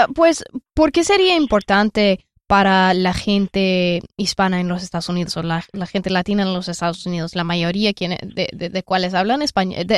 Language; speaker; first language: Spanish; non-native, fluent; English